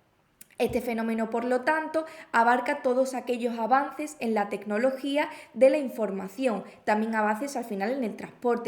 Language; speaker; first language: Spanish; native; Spanish